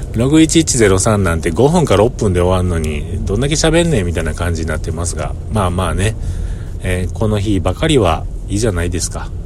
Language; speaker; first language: Japanese; native; Japanese